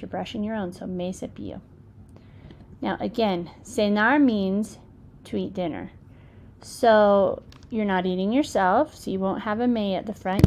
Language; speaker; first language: English; native; English